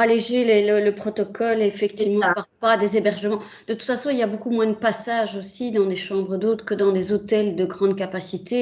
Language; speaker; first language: French; native; French